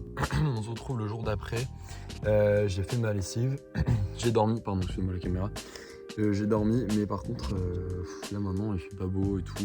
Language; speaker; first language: French; native; French